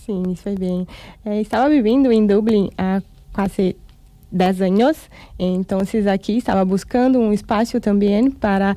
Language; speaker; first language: Spanish; non-native, learner; Portuguese